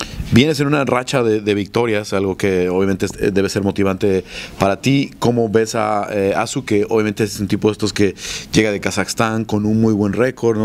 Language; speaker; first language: Spanish; native; Spanish